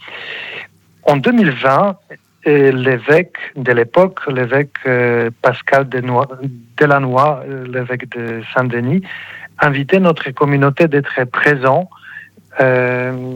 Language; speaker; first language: French; non-native, fluent; Polish